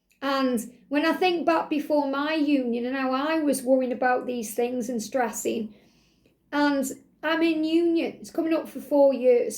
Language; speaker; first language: English; native; English